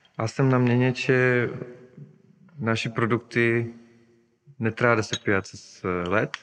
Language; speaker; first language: Bulgarian; non-native, fluent; Czech